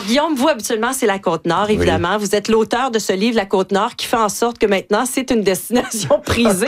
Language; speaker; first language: French; native; French